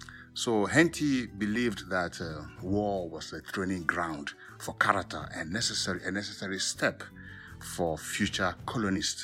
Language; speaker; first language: English; non-native, local second language; Ewe